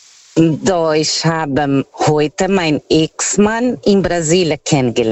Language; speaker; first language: German; non-native, learner; Portuguese